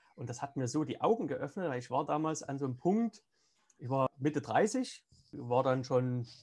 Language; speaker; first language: German; native; German